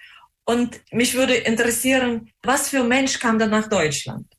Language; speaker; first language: German; non-native, fluent; Russian